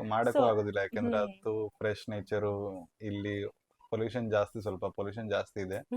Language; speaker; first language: Kannada; early bilingual, heritage; Kannada